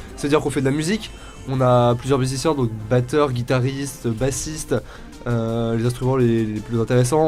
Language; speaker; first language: French; native; French